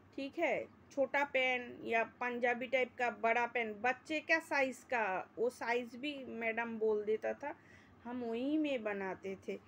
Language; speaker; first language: Hindi; non-native, local second language; Bangla